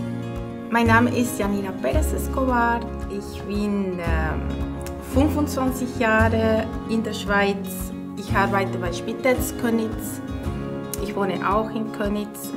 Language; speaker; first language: German; non-native, fluent; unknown